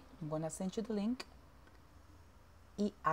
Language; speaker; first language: English; non-native, fluent; Spanish